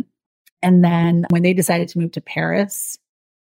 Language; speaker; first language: English; native; English